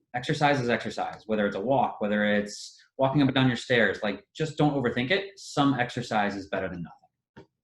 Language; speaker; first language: English; native; English